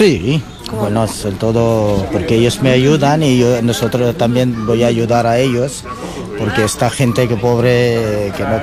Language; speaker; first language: Spanish; non-native, learner; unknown